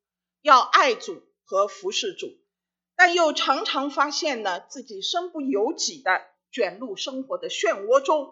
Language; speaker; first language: Chinese; native; Chinese